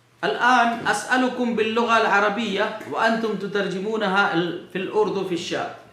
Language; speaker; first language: Arabic; non-native, fluent; Urdu